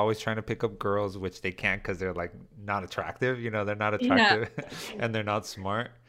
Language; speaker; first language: English; early bilingual, other home language; Spanish